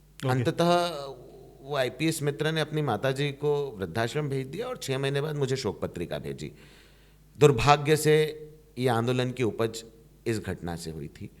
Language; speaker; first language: Hindi; native; Hindi